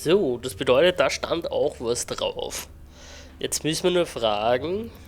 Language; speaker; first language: German; native; German